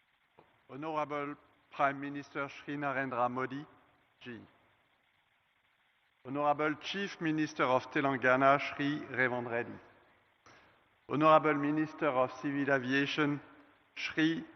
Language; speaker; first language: English; non-native, fluent; French